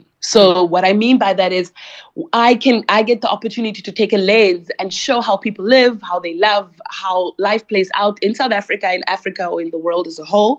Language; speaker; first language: English; non-native, local second language; Xhosa